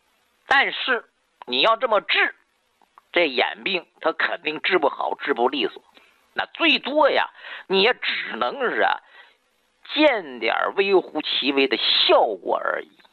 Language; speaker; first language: Chinese; native; Chinese